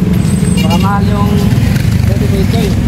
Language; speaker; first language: Filipino; non-native, local second language; Hiligaynon